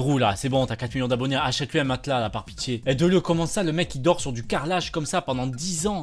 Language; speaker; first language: French; native; French